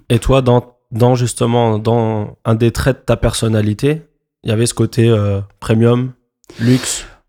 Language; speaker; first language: French; native; French